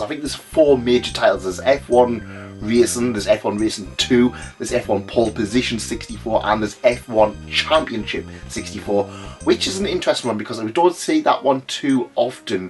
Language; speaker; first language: English; native; English